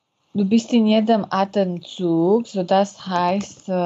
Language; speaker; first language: German; non-native, learner; French